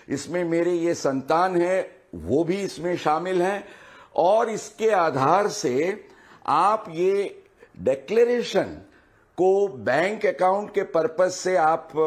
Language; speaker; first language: Hindi; non-native, local second language; Gujarati